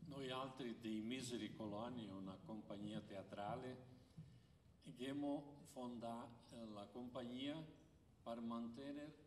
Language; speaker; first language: Italian; early bilingual, heritage; Italian